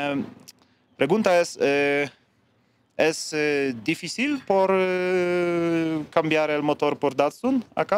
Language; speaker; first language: Spanish; non-native, learner; Polish